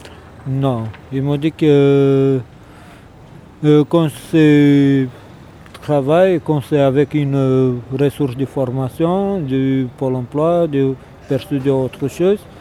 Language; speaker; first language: French; non-native, learner; Romanian